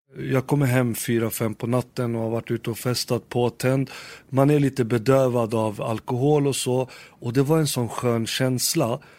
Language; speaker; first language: Swedish; early bilingual, other home language; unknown